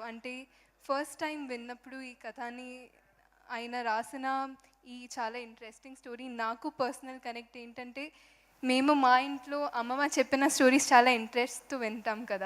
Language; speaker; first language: Telugu; non-native, fluent; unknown